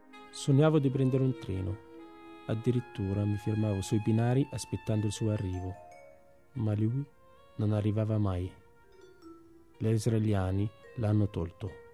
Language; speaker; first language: Italian; non-native, fluent; Arabic